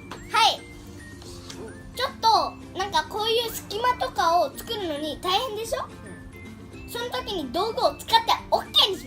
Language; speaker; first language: Japanese; early bilingual, heritage; Japanese